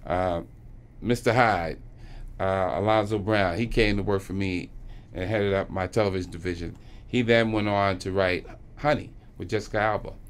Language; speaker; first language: English; native; English